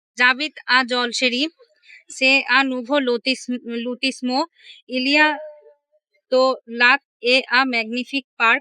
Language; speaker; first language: French; non-native, learner; Bangla